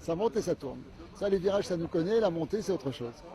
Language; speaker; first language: French; native; French